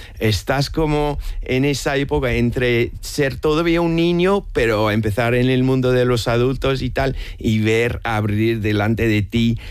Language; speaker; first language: Spanish; non-native, fluent; English